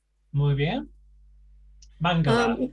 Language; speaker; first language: Spanish; non-native, fluent; English